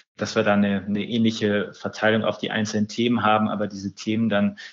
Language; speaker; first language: German; native; German